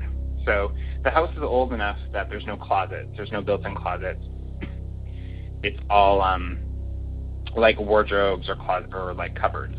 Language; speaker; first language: English; native; English